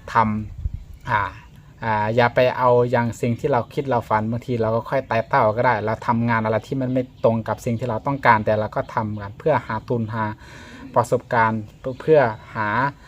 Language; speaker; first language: Thai; native; Thai